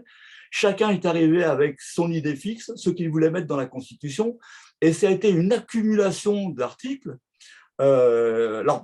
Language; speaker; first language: French; native; French